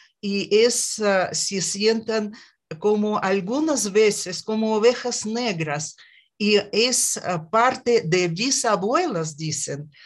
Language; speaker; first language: Spanish; non-native, learner; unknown